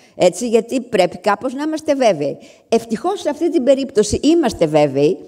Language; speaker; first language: Greek; native; Greek